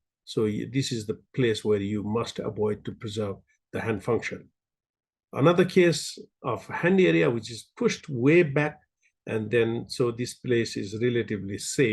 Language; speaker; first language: English; non-native, local second language; Nepali